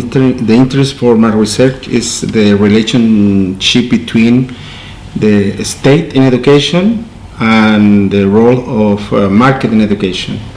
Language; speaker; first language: English; non-native, learner; Spanish